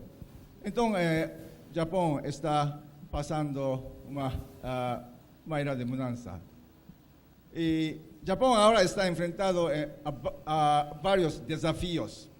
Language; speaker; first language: Portuguese; non-native, fluent; Japanese